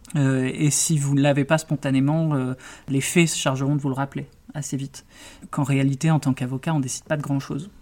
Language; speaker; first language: French; native; French